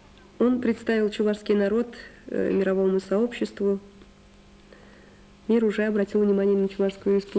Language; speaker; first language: Russian; native; Russian